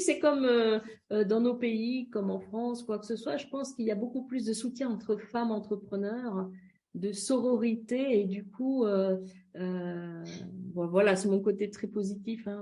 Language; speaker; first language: French; native; French